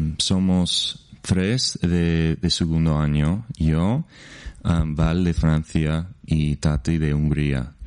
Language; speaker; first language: Spanish; non-native, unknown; English